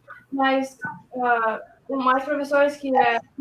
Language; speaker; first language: Portuguese; early bilingual, heritage; Portuguese